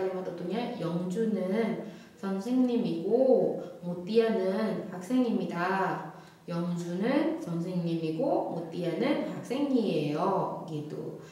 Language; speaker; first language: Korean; non-native, fluent; Indonesian